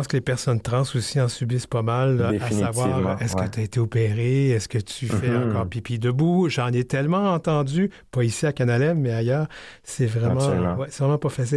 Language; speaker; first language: French; native; French